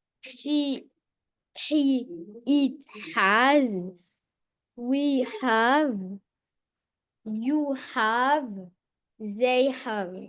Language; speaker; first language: English; non-native, learner; French